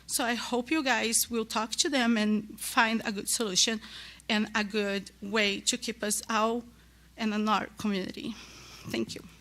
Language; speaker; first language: English; non-native, learner; Portuguese